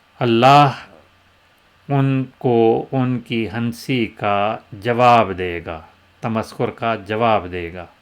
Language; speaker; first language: Urdu; native; Urdu